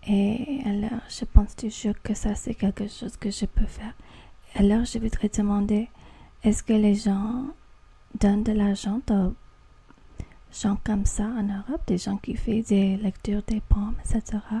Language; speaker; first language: French; non-native, learner; English